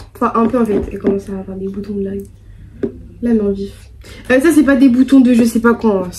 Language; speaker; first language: French; native; French